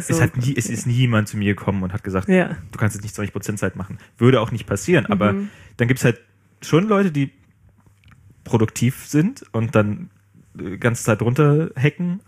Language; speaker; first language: German; native; German